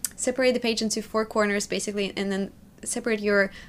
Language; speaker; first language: English; non-native, fluent; Russian